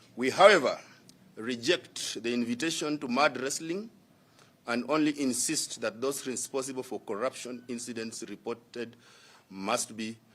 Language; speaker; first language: English; non-native, local second language; Swahili